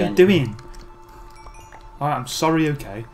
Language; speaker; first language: English; native; English